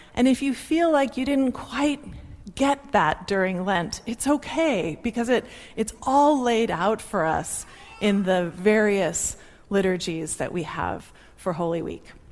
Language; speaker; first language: English; native; English